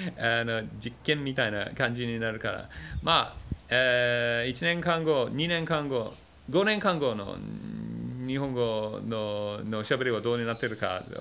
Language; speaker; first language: Japanese; non-native, fluent; English